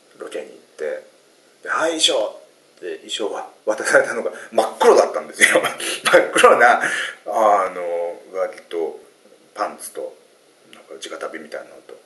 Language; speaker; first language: Japanese; native; Japanese